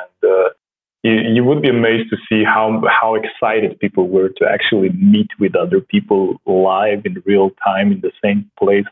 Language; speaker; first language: English; non-native, fluent; Slovenian